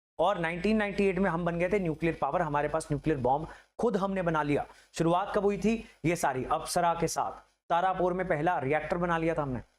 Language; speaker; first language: Hindi; native; Hindi